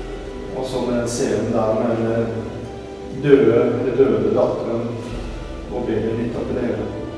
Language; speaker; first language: Norwegian; native; Norwegian